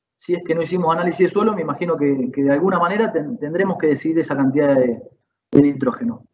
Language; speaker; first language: Spanish; native; Spanish